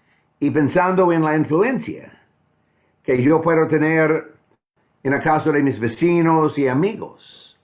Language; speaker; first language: Spanish; non-native, fluent; English